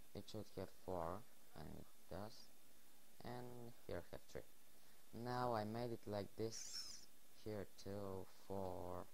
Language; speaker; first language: English; non-native, learner; Bulgarian